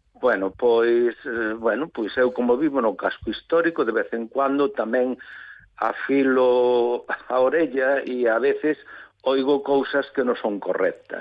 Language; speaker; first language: Galician; native; Galician